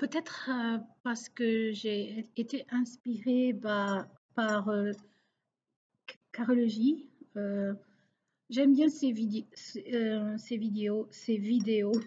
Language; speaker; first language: French; non-native, local second language; Portuguese